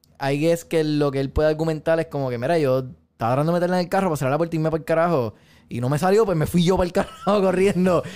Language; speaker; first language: Spanish; native; Spanish